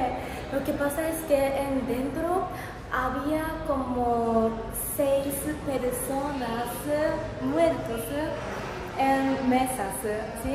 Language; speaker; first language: Spanish; non-native, learner; Japanese